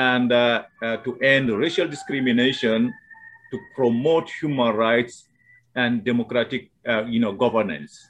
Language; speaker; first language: English; non-native, fluent; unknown